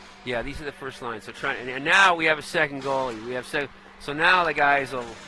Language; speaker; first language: English; native; English